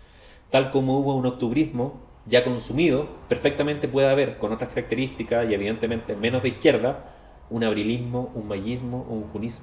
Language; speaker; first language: Spanish; native; Spanish